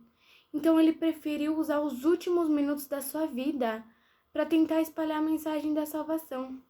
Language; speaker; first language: Portuguese; native; Portuguese